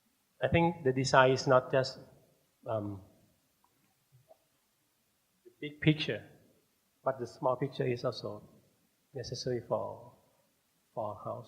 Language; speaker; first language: English; non-native, fluent; Thai